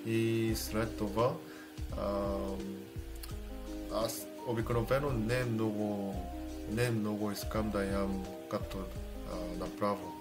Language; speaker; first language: Bulgarian; non-native, learner; Korean